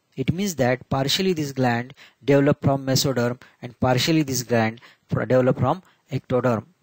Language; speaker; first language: English; non-native, local second language; Marathi